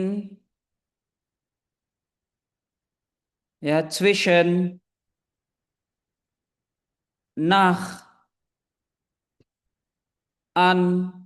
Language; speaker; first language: German; non-native, fluent; Indonesian